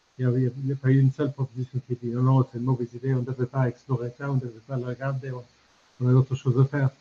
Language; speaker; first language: French; non-native, fluent; English